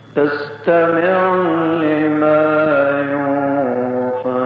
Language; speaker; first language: Arabic; native; Arabic